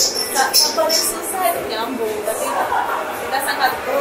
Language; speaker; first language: Indonesian; non-native, fluent; Russian